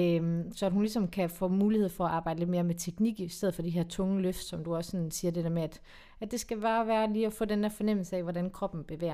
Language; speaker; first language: Danish; native; Danish